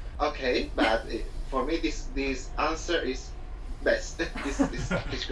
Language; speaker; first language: English; non-native, fluent; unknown